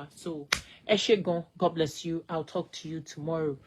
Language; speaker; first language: English; non-native, local second language; Yoruba